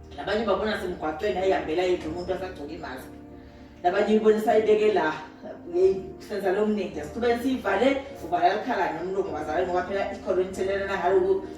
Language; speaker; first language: Zulu; non-native, local second language; Swati